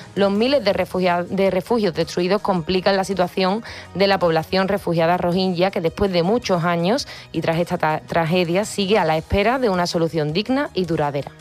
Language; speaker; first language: Spanish; native; Spanish